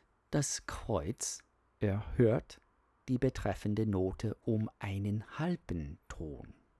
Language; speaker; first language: German; non-native, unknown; English